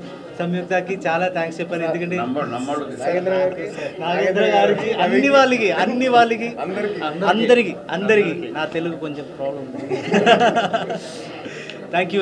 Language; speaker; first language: Telugu; non-native, local second language; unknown